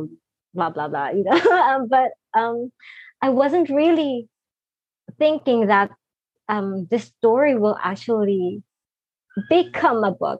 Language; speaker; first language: English; non-native, local second language; Filipino